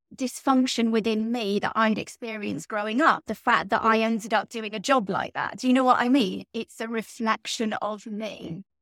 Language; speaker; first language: English; native; English